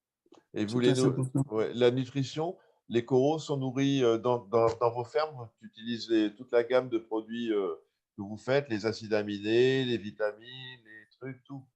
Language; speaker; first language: French; native; French